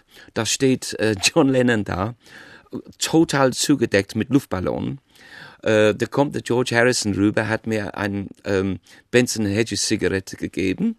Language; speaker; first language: German; non-native, fluent; English